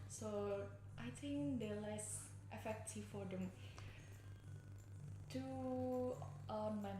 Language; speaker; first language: English; non-native, learner; Indonesian